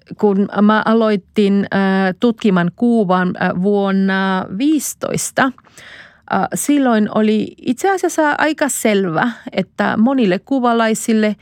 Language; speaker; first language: Finnish; non-native, fluent; Spanish